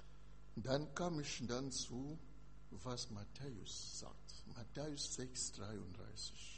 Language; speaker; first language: German; non-native, learner; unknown